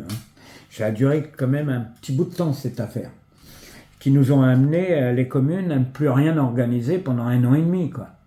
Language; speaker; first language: French; native; French